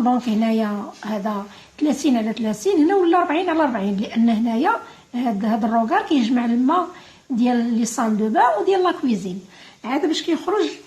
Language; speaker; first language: Arabic; native; Arabic